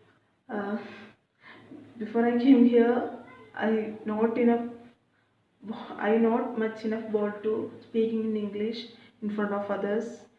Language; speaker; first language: English; non-native, learner; Malayalam